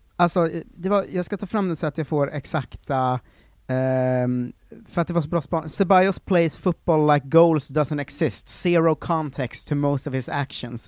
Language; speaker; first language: Swedish; native; Swedish